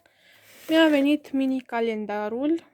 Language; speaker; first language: Romanian; native; Romanian